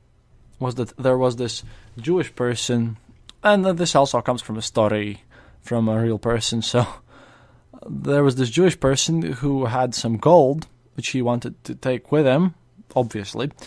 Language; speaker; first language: English; non-native, fluent; Latvian